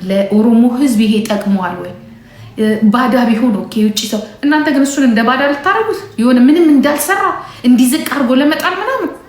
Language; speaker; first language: Amharic; non-native, local second language; Oromo